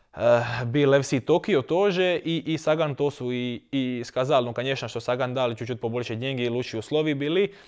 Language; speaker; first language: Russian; non-native, learner; Croatian